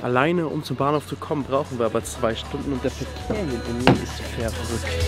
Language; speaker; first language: German; native; German